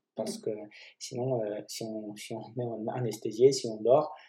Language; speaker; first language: French; non-native, fluent; Polish